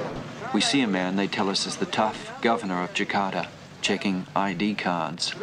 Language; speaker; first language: English; native; English